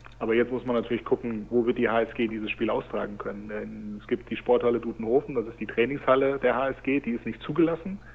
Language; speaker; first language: German; native; German